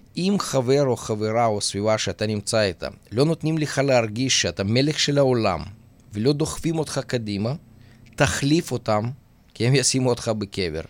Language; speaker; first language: Hebrew; non-native, fluent; Russian